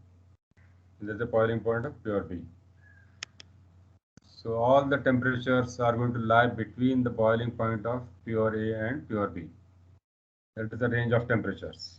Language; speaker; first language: English; non-native, local second language; Hindi